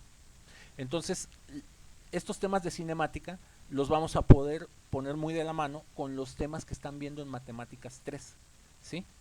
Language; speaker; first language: Spanish; native; Spanish